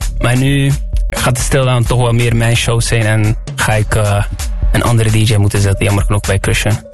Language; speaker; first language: Dutch; native; Dutch